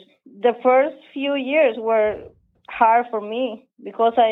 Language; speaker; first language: English; non-native, learner; Spanish